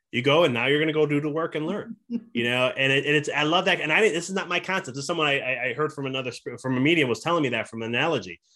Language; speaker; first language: English; native; English